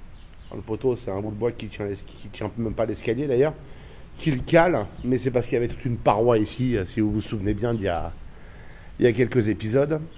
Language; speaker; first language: French; native; French